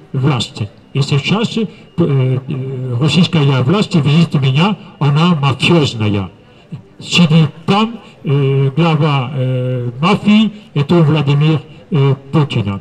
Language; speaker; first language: Russian; non-native, fluent; French